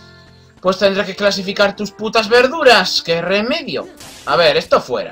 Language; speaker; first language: Spanish; native; Spanish